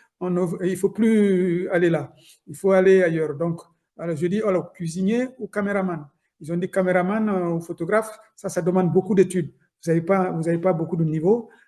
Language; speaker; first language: French; non-native, local second language; Soninke